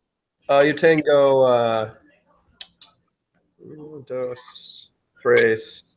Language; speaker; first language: Spanish; non-native, learner; English